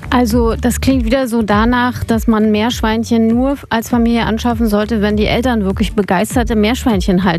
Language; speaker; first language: German; native; German